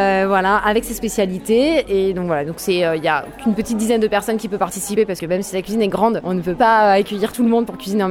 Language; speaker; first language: French; native; French